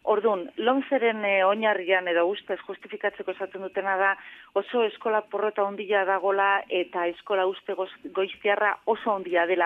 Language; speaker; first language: Basque; non-native, local second language; Spanish